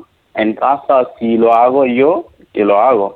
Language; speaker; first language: Spanish; non-native, learner; Nepali